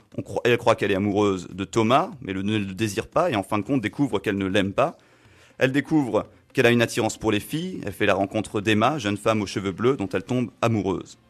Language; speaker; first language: French; native; French